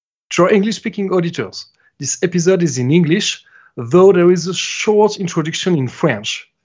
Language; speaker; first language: English; non-native, fluent; French